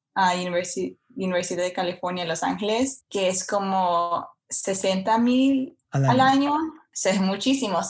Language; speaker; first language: Spanish; early bilingual, heritage; Spanish